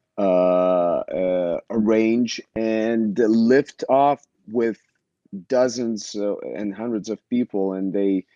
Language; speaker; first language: English; early bilingual, other home language; Russian